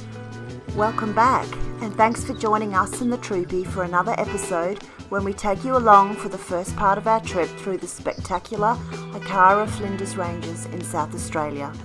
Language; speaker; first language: English; native; English